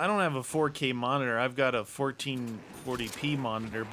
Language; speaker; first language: English; native; English